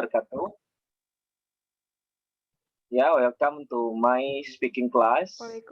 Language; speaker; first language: English; non-native, fluent; Indonesian